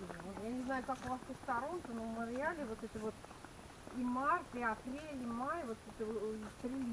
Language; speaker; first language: Russian; native; Russian